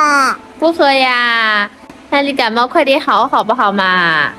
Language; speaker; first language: Chinese; native; Chinese